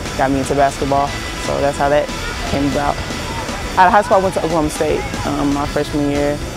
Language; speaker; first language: English; native; English